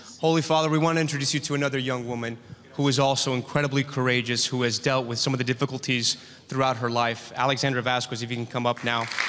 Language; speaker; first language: English; native; English